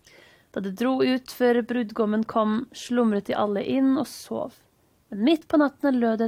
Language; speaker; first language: Norwegian; native; Norwegian